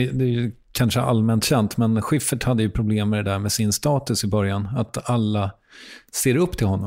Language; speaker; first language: Swedish; native; Swedish